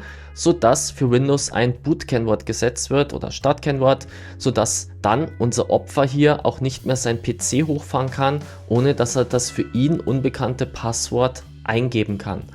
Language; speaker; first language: German; native; German